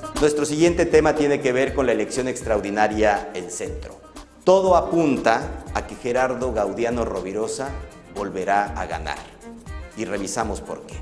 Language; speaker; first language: Spanish; native; Spanish